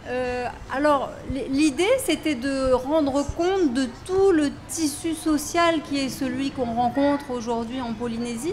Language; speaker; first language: French; native; French